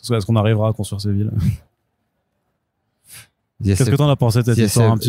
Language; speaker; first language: French; native; French